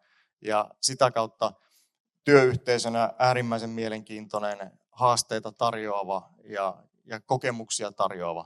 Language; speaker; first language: Finnish; native; Finnish